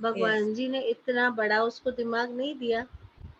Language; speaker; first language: Hindi; native; Hindi